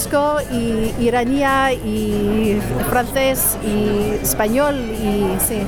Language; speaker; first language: Spanish; non-native, fluent; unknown